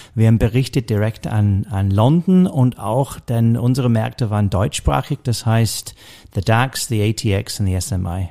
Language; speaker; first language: German; non-native, fluent; English